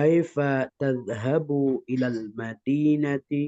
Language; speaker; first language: Arabic; non-native, learner; Indonesian